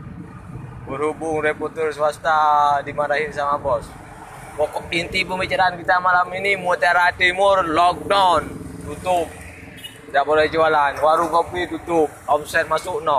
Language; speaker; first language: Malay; non-native, local second language; Achinese